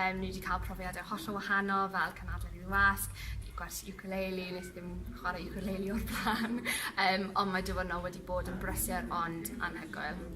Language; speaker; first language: Welsh; non-native, local second language; English